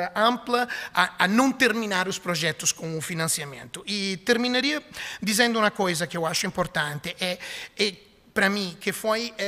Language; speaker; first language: Portuguese; non-native, fluent; Italian